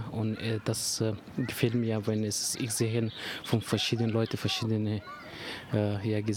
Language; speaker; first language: German; non-native, learner; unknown